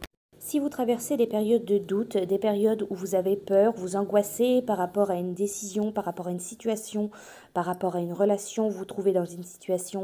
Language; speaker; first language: French; native; French